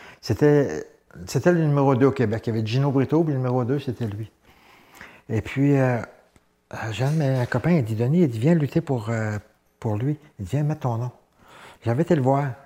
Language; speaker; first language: French; native; French